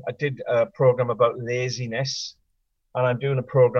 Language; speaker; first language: English; non-native, local second language; Welsh